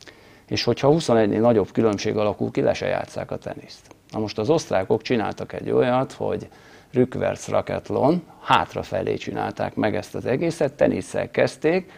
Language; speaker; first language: Hungarian; native; Hungarian